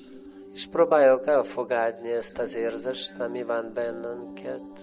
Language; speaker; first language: Hungarian; non-native, fluent; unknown